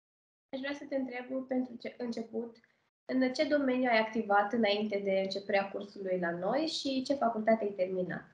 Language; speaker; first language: Romanian; native; Romanian